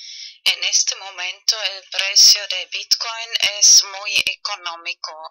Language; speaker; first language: Spanish; non-native, fluent; German